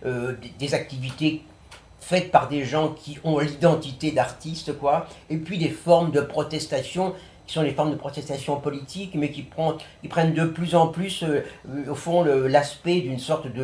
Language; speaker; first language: French; native; French